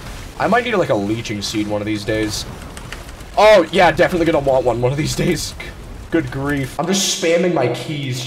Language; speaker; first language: English; native; English